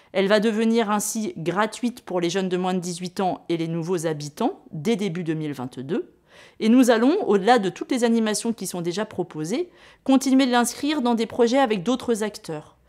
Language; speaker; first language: French; native; French